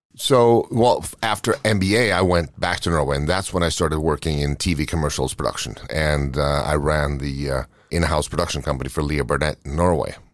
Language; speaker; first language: English; non-native, fluent; Norwegian